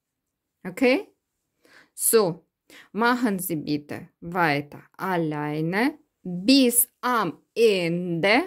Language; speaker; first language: German; non-native, learner; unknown